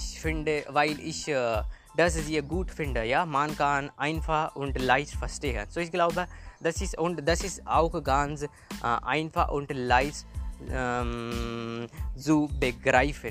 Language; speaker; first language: German; non-native, learner; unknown